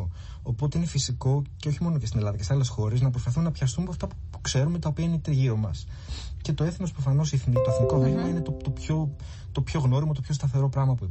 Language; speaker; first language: Greek; native; Greek